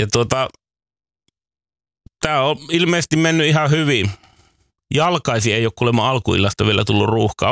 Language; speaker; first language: Finnish; native; Finnish